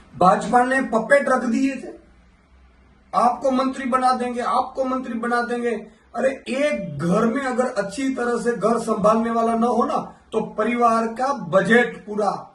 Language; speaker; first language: Hindi; non-native, local second language; Gujarati